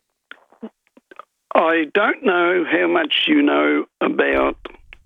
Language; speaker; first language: English; native; English